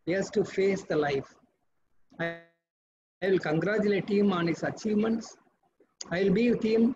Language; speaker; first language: English; non-native, local second language; Tamil